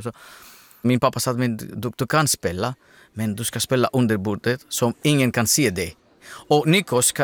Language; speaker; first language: Swedish; non-native, learner; Greek